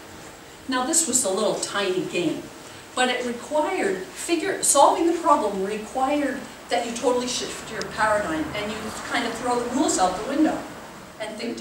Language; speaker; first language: English; native; English